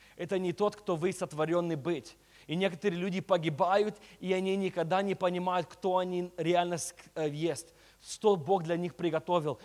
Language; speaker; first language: Russian; early bilingual, heritage; Russian